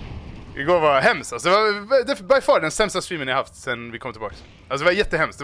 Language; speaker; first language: Swedish; native; Swedish